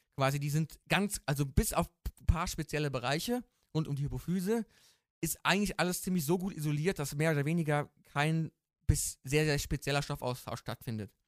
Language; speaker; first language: German; native; German